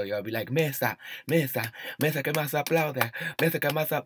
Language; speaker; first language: Spanish; early bilingual, heritage; Spanish